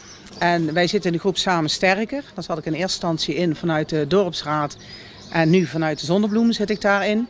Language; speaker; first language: Dutch; native; Dutch